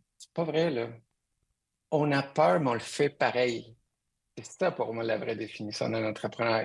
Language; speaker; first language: French; early bilingual, other home language; Spanish